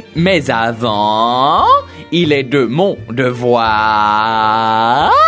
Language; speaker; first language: French; native; French